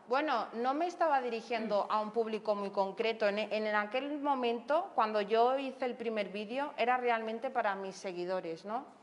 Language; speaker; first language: Spanish; native; Spanish